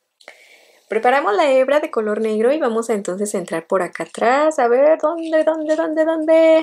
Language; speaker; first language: Spanish; native; Spanish